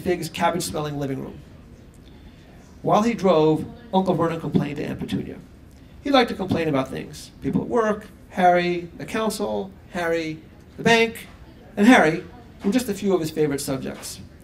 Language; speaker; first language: English; native; English